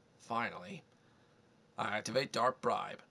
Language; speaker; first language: English; native; English